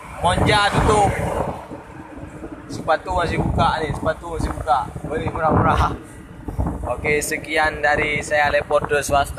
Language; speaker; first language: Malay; non-native, local second language; Achinese